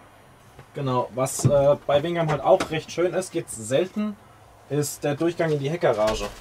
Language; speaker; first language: German; native; German